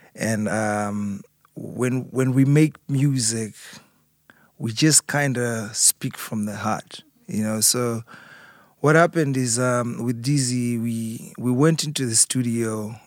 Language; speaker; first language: English; non-native, local second language; Shona